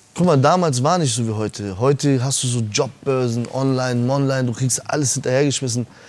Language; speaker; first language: German; early bilingual, other home language; Persian